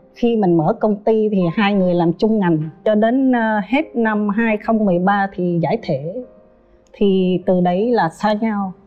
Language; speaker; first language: Vietnamese; native; Vietnamese